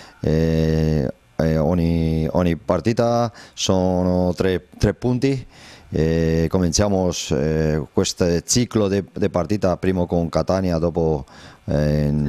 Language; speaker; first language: Italian; non-native, learner; Spanish